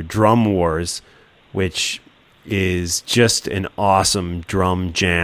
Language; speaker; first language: English; native; English